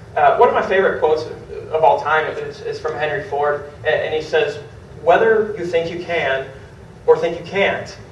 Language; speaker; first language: English; native; English